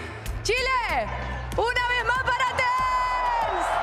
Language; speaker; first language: Spanish; native; Spanish